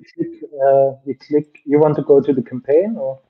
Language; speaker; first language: English; non-native, fluent; German